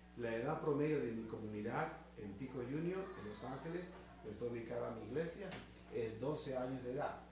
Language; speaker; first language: Spanish; native; Spanish